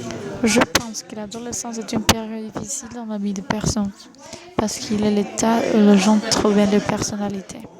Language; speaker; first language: French; non-native, learner; Spanish